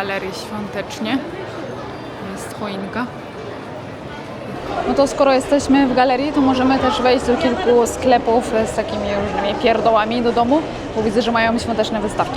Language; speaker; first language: Polish; native; Polish